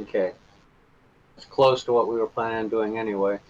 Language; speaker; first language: English; native; English